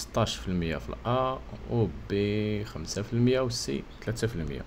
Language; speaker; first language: Arabic; native; Arabic